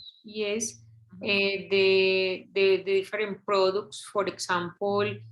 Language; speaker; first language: English; non-native, learner; Spanish